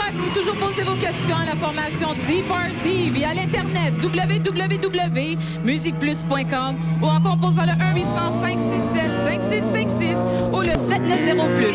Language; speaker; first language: French; native; French